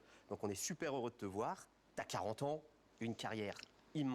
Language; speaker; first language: French; native; French